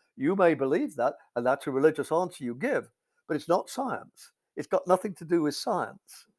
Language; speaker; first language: English; native; English